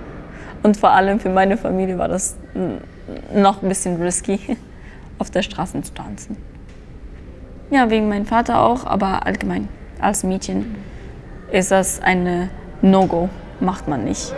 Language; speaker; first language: German; early bilingual, other home language; Persian